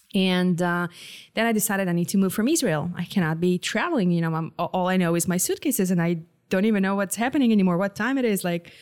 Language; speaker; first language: English; non-native, fluent; Hebrew